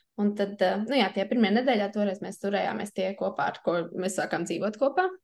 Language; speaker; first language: Latvian; native; Latvian